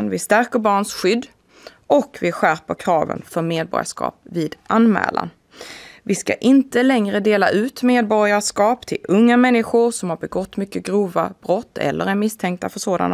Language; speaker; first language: Swedish; native; Swedish